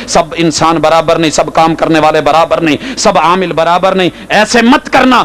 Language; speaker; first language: Urdu; non-native, local second language; Punjabi